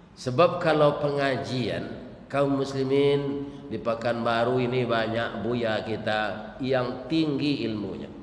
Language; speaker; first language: Malay; non-native, local second language; Minangkabau